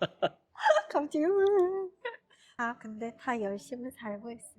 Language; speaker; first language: Korean; non-native, fluent; Japanese